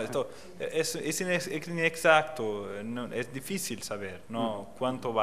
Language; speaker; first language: Spanish; non-native, fluent; Portuguese